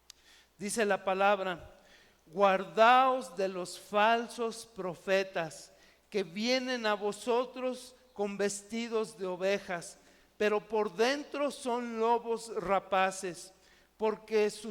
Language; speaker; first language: Spanish; native; Spanish